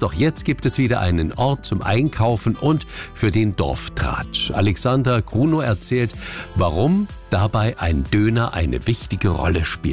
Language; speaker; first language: German; native; German